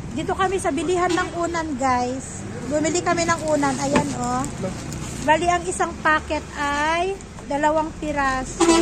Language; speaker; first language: Filipino; native; Filipino